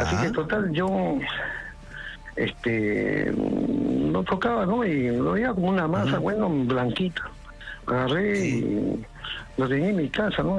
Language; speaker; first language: Spanish; native; Spanish